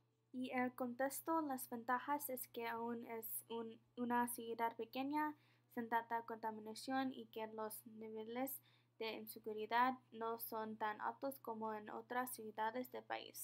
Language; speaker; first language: Spanish; non-native, learner; English